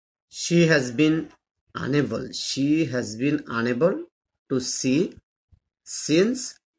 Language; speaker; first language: English; non-native, fluent; Bangla